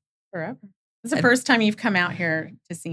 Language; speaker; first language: English; native; English